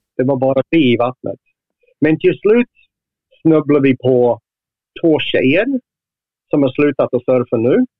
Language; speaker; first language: Swedish; non-native, fluent; English